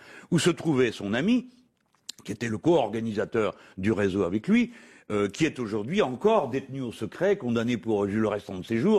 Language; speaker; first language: French; native; French